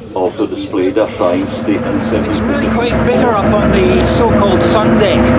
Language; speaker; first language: English; native; English